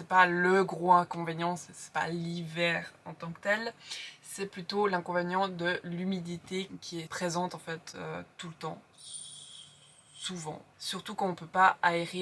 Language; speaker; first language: French; native; French